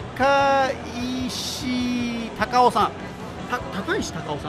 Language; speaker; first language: Japanese; native; Japanese